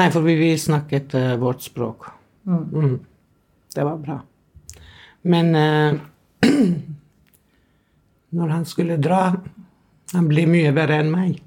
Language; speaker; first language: Norwegian; non-native, fluent; Albanian